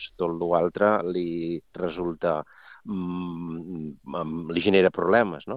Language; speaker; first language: Catalan; native; Catalan